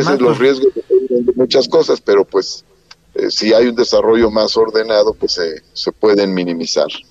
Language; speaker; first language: Spanish; native; Spanish